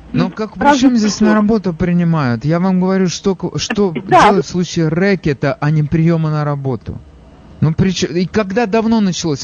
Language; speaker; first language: Russian; native; Russian